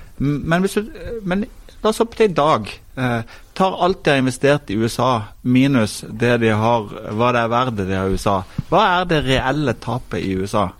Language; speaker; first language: Norwegian; native; Norwegian